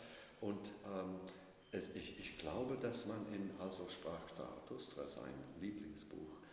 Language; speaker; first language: German; non-native, fluent; English